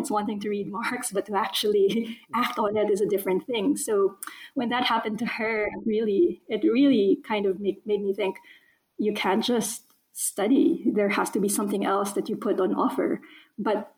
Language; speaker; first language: English; non-native, local second language; Filipino